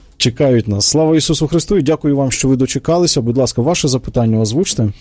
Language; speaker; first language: Ukrainian; native; Ukrainian